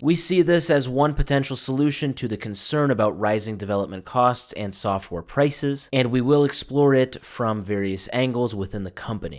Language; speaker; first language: English; native; English